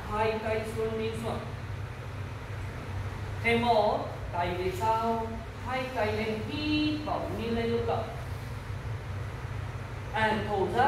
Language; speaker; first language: Vietnamese; non-native, learner; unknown